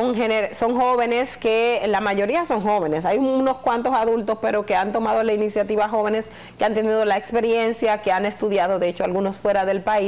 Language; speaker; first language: Spanish; native; Spanish